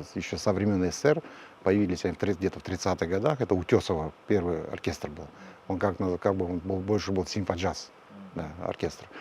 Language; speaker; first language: Russian; non-native, local second language; Kazakh